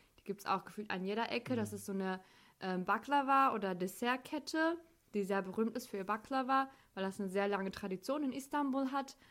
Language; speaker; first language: German; native; German